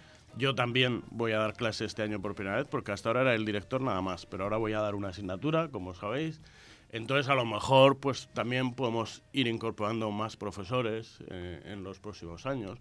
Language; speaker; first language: Spanish; native; Spanish